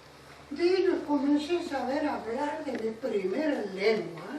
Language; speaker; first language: Spanish; non-native, local second language; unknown